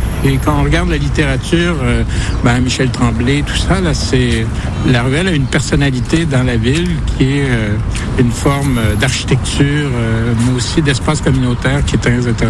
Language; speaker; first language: French; native; French